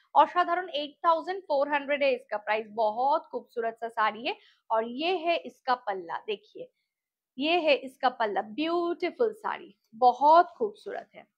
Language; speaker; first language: Hindi; non-native, local second language; Bangla